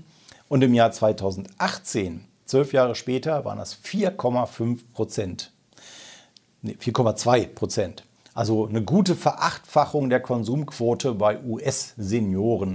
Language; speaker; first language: German; native; German